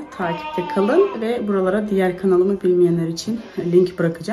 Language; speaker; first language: Turkish; native; Turkish